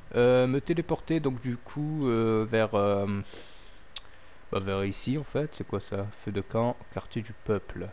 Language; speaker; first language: French; native; French